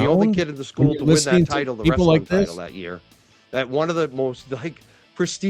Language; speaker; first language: English; native; English